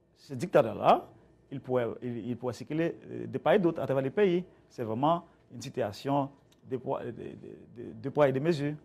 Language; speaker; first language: French; native; French